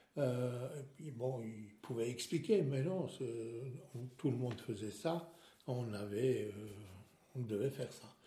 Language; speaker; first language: French; non-native, local second language; Swiss German